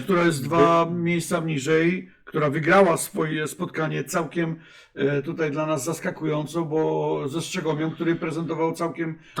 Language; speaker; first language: Polish; native; Polish